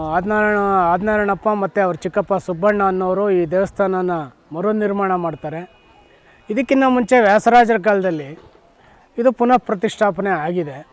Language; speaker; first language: Kannada; native; Kannada